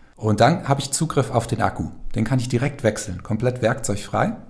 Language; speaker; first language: German; native; German